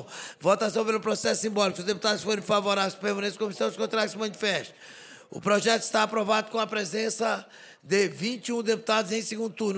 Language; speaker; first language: Portuguese; native; Portuguese